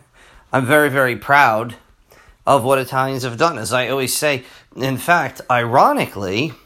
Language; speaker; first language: English; native; English